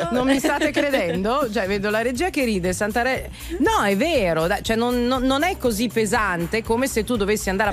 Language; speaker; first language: Italian; native; Italian